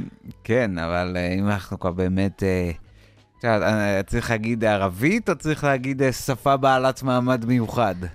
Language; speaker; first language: Hebrew; native; Hebrew